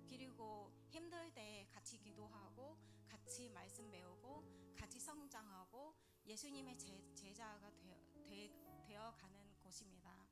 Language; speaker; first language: Korean; non-native, learner; Vietnamese